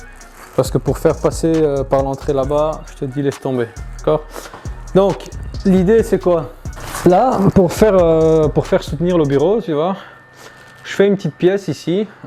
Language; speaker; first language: French; native; French